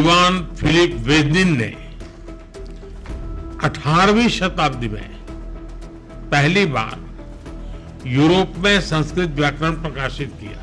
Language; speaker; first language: Hindi; native; Hindi